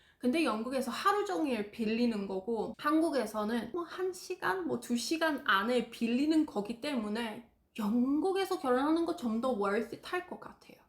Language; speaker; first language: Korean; non-native, fluent; English